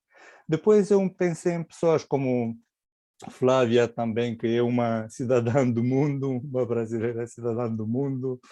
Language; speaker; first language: Portuguese; non-native, fluent; Romanian